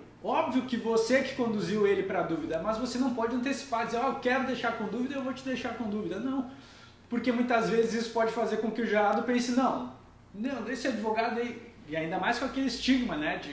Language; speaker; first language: Portuguese; native; Portuguese